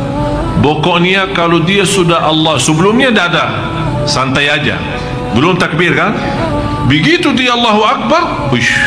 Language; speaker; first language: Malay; non-native, fluent; Arabic